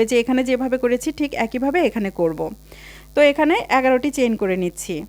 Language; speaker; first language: Bangla; native; Bangla